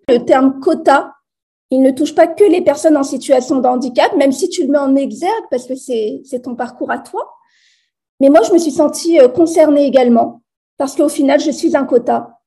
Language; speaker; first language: French; native; French